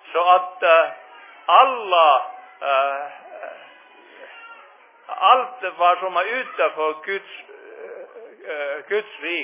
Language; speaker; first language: Swedish; non-native, fluent; Finnish